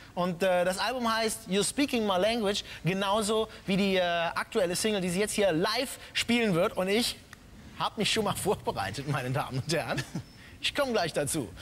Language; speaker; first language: German; native; German